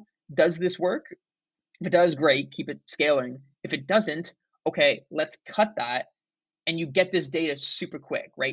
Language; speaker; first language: English; native; English